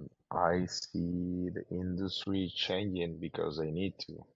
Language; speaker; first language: English; non-native, fluent; Spanish